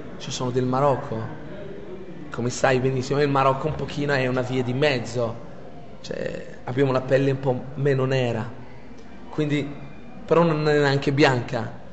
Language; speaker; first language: Italian; non-native, fluent; Arabic